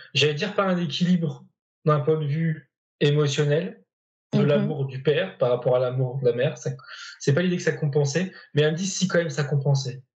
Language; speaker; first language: French; native; French